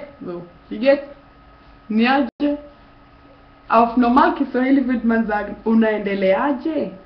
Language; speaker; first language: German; non-native, fluent; Swahili